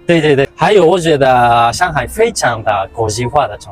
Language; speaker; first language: Chinese; non-native, fluent; Japanese